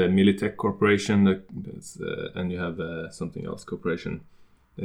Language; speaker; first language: English; non-native, fluent; Swedish